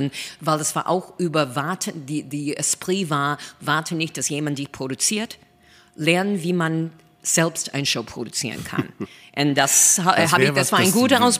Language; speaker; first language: German; non-native, fluent; English